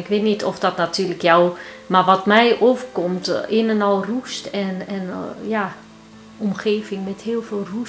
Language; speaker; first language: Dutch; early bilingual, heritage; Turkish